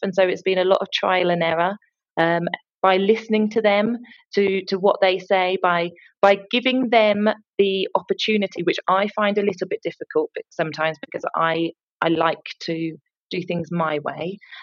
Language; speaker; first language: English; native; English